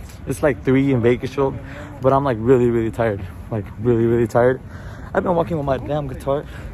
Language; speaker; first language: English; early bilingual, other home language; Spanish